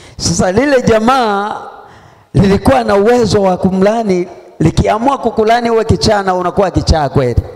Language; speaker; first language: Swahili; non-native, local second language; Sukuma